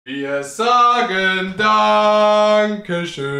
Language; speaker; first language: German; native; German